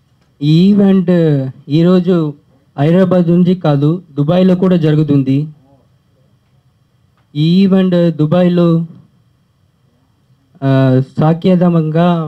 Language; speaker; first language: Telugu; early bilingual, heritage; Telugu